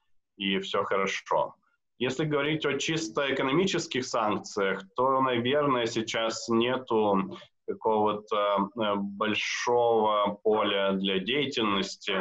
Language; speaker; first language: Russian; native; Russian